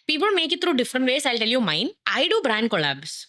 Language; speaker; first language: English; non-native, local second language; Malayalam